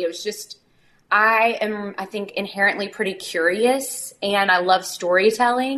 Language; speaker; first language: English; native; English